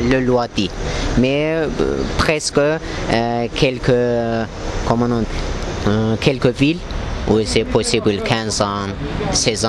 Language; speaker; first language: French; non-native, learner; Azerbaijani